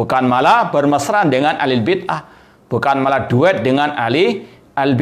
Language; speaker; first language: Indonesian; native; Indonesian